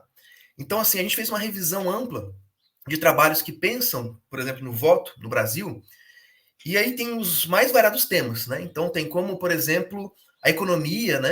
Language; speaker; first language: Portuguese; native; Portuguese